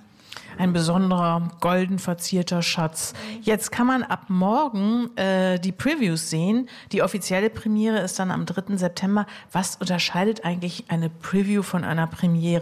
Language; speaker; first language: German; native; German